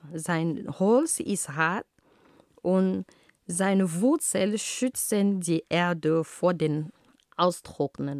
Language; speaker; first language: German; non-native, fluent; Ghomala